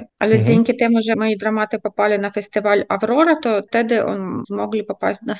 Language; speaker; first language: Polish; non-native, fluent; Ukrainian